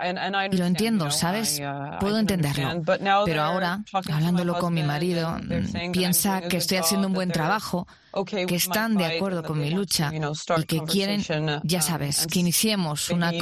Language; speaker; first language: Spanish; non-native, fluent; French